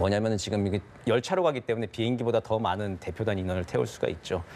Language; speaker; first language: Korean; native; Korean